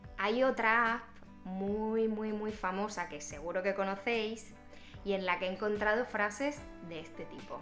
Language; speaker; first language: Spanish; native; Spanish